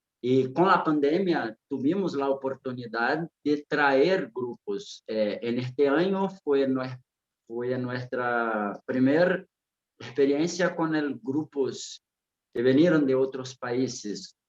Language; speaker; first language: Spanish; non-native, fluent; Portuguese